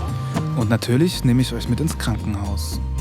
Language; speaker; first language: German; native; German